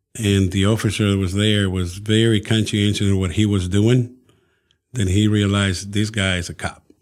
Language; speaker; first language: English; early bilingual, other home language; Spanish